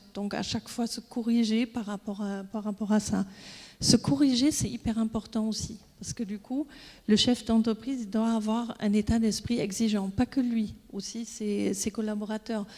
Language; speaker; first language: French; non-native, fluent; German